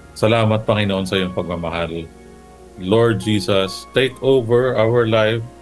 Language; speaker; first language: Filipino; non-native, local second language; Bikol